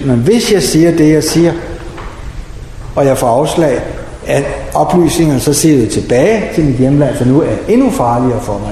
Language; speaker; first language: Danish; native; Danish